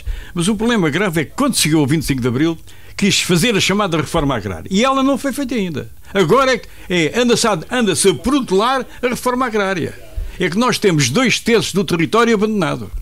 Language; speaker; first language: Portuguese; native; Portuguese